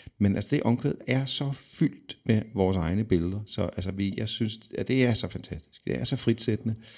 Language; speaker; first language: Danish; native; Danish